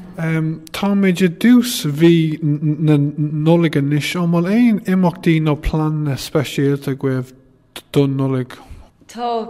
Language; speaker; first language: Irish; non-native, local second language; English